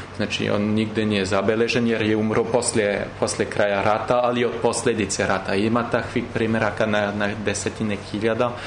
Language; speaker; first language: Serbian; non-native, fluent; French